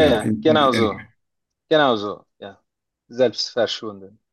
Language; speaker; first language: German; non-native, learner; Turkish